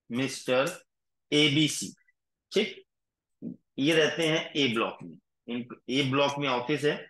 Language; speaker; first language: Hindi; non-native, local second language; Gujarati